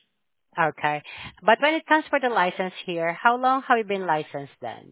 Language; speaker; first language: English; non-native, fluent; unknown